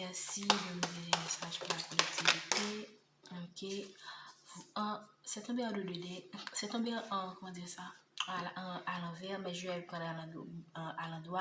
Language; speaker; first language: French; native; French